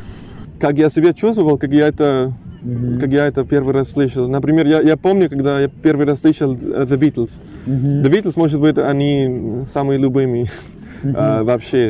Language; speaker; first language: Russian; non-native, learner; Spanish